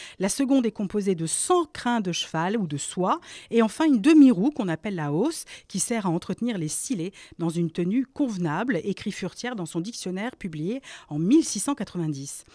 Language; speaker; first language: French; native; French